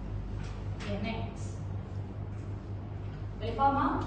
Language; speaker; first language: Malay; native; Malay